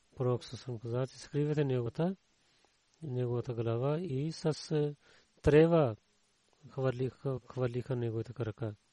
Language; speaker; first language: Bulgarian; non-native, learner; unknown